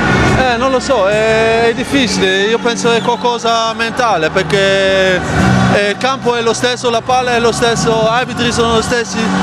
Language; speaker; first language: Italian; non-native, fluent; Dutch